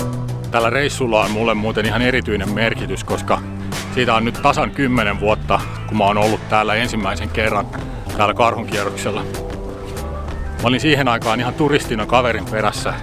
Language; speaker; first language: Finnish; native; Finnish